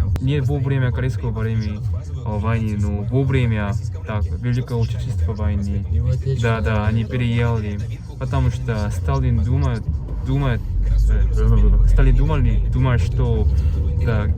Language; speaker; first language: Russian; non-native, learner; Korean